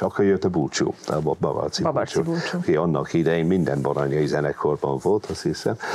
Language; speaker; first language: Hungarian; non-native, fluent; English